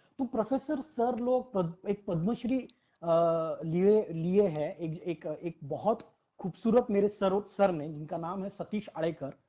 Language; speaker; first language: Hindi; non-native, local second language; Marathi